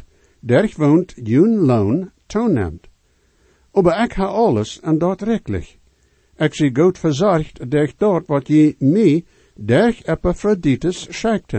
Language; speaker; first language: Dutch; non-native, learner; Plautdietsch